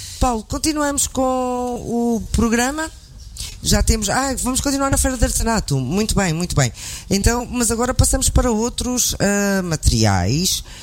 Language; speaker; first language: Portuguese; native; Portuguese